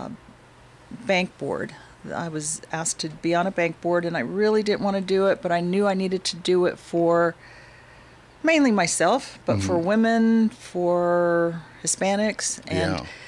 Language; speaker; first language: English; native; English